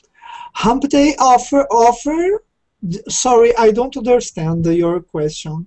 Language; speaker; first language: English; non-native, learner; Portuguese